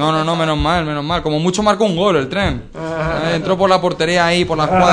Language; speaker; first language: Spanish; native; Spanish